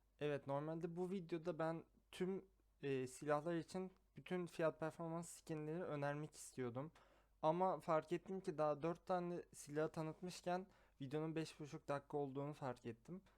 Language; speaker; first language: Turkish; native; Turkish